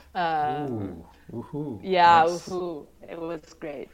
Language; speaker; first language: English; early bilingual, other home language; Italian